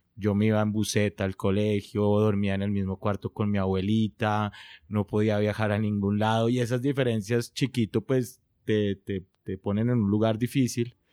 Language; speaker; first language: Spanish; native; Spanish